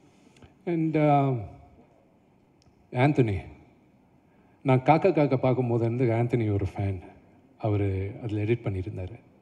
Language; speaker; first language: Tamil; non-native, local second language; Telugu